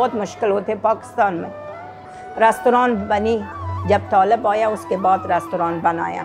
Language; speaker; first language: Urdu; non-native, fluent; Persian